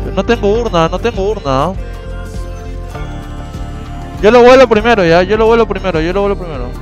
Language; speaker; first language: Spanish; native; Spanish